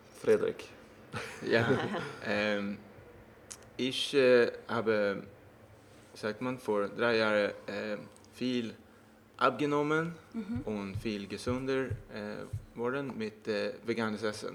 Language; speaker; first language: German; non-native, learner; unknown